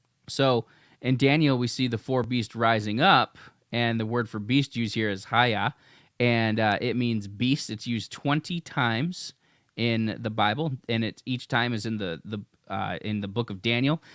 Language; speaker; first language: English; native; English